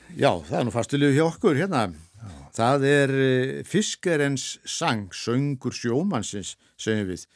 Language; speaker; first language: Icelandic; native; Icelandic